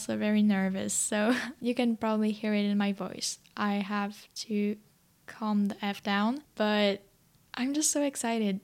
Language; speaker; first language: English; non-native, fluent; French